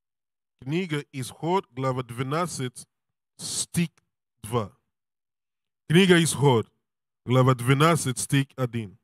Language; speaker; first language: Russian; non-native, learner; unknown